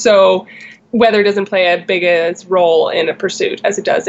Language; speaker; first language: English; native; English